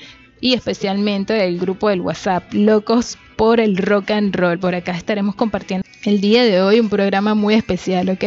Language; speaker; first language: Spanish; native; Spanish